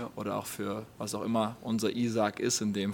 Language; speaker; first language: German; native; German